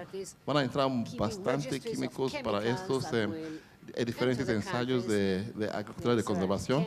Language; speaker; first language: Spanish; non-native, fluent; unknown